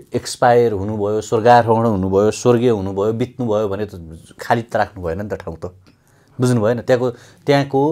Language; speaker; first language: Nepali; native; Nepali